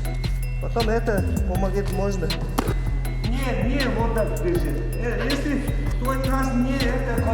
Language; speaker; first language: Russian; non-native, learner; Mongolian